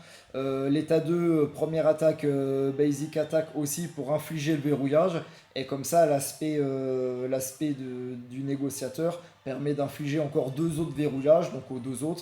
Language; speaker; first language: French; native; French